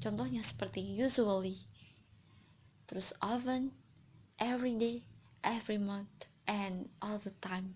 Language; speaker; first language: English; non-native, fluent; Indonesian